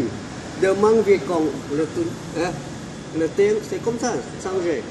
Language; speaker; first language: French; non-native, learner; Vietnamese